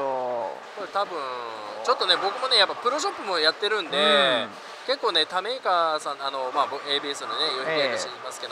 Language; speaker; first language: Japanese; native; Japanese